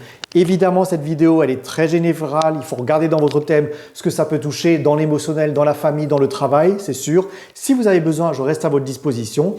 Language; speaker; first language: French; native; French